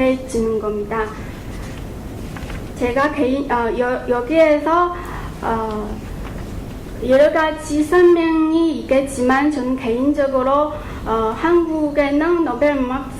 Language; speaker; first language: Korean; non-native, fluent; Chinese